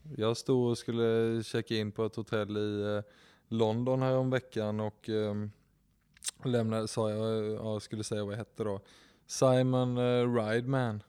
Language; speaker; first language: Swedish; native; Swedish